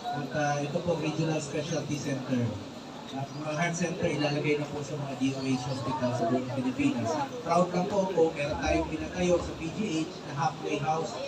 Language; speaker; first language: Filipino; non-native, local second language; Cebuano